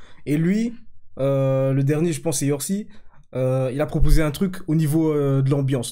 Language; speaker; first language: French; native; French